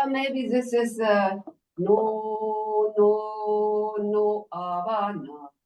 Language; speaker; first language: English; non-native, learner; German